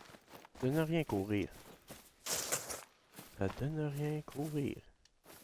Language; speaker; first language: French; native; French